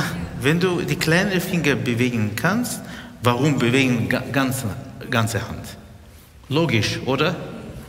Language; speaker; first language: German; non-native, fluent; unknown